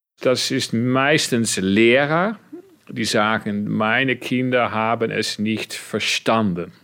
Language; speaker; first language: German; non-native, fluent; Dutch